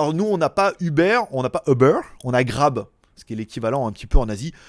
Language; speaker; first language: French; native; French